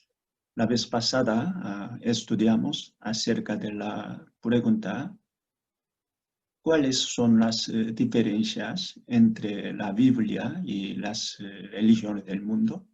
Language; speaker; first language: Spanish; non-native, fluent; Korean